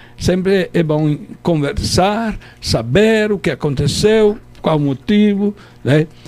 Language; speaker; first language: Portuguese; non-native, fluent; Italian